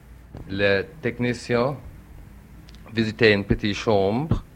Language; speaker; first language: French; non-native, learner; English